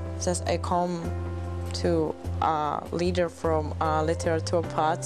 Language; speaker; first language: English; non-native, learner; German